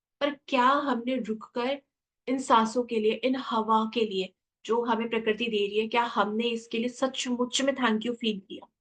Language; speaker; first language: Hindi; native; Hindi